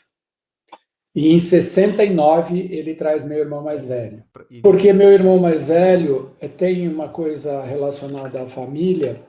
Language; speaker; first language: Portuguese; early bilingual, other home language; Guarani